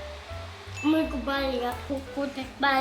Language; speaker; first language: Korean; early bilingual, heritage; German